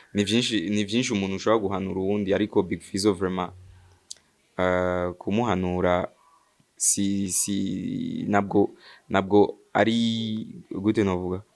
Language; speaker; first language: Rundi; early bilingual, heritage; Rundi